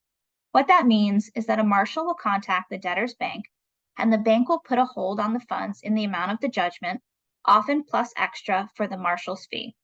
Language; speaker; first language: English; native; English